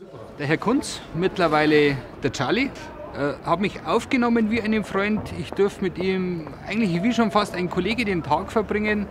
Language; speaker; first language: German; native; German